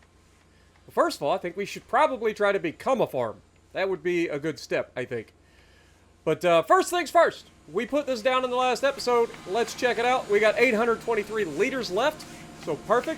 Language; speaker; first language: English; native; English